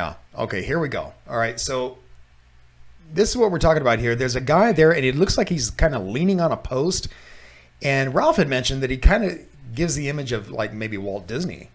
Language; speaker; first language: English; native; English